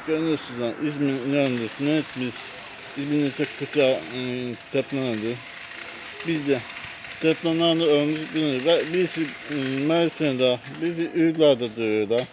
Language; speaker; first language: Turkish; non-native, learner; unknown